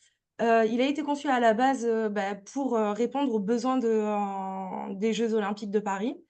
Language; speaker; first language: French; native; French